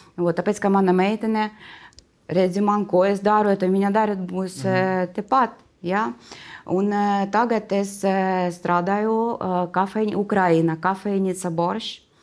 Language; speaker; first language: Latvian; non-native, learner; Russian